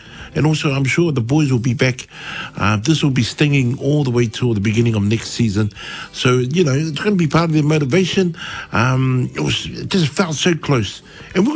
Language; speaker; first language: English; native; English